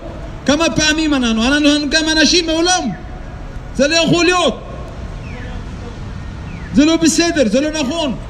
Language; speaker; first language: Hebrew; non-native, learner; Tigrinya